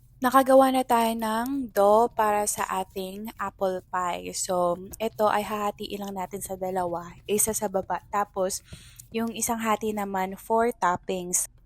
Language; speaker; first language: Filipino; native; Filipino